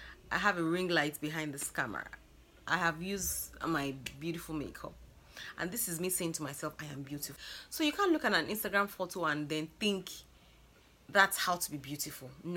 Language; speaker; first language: English; non-native, local second language; Yoruba